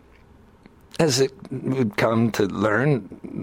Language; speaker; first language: English; native; English